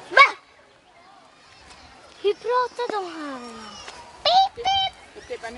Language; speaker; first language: Swedish; early bilingual, other home language; Achinese